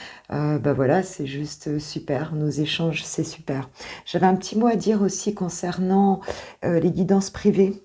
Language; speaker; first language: French; native; French